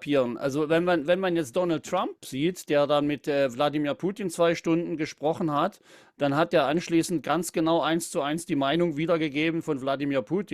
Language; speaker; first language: German; native; German